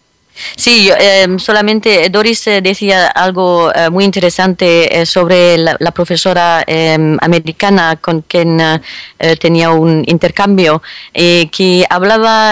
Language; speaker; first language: Spanish; non-native, fluent; French